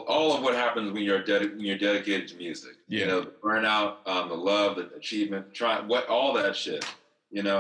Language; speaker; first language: English; native; English